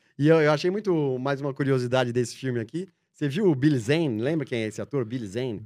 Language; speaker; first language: Portuguese; native; Portuguese